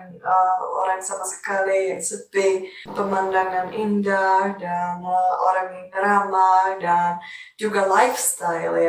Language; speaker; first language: Indonesian; non-native, fluent; Czech